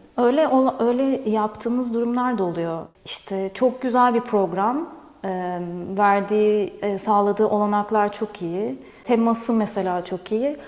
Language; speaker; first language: Turkish; native; Turkish